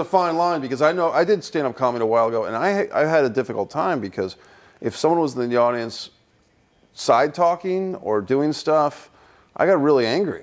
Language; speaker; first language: English; native; English